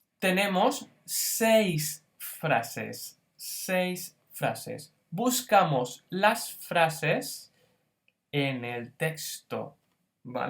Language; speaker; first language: Spanish; non-native, fluent; English